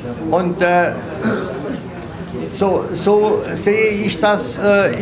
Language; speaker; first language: German; native; German